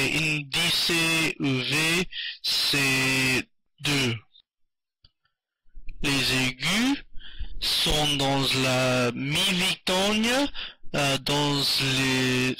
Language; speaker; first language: French; non-native, learner; English